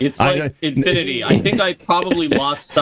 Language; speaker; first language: English; native; English